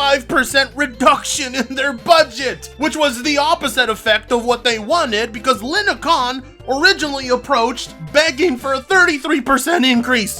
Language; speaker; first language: English; native; English